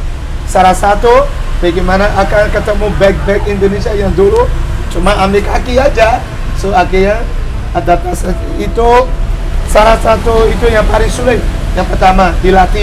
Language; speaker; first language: Indonesian; non-native, fluent; English